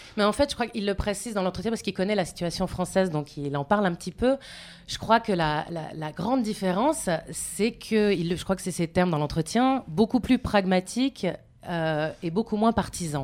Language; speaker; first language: French; native; French